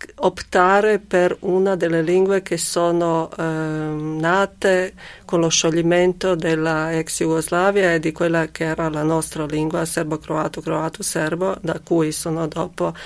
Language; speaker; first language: Italian; non-native, fluent; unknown